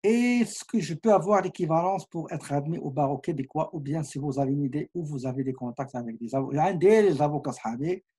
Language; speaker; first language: French; non-native, local second language; Arabic